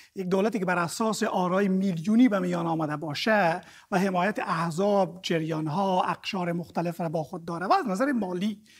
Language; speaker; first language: Persian; native; Persian